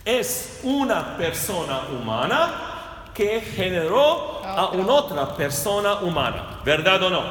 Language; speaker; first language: Spanish; non-native, fluent; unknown